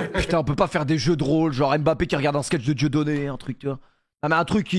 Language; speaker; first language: French; native; French